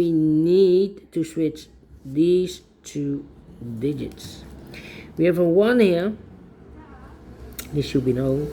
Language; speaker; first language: English; non-native, fluent; Dutch